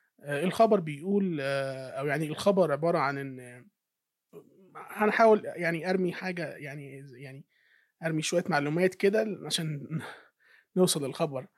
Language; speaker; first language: Arabic; native; Arabic